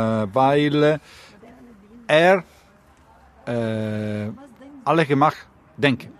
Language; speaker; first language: German; non-native, learner; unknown